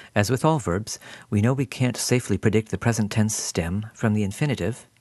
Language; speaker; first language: English; native; English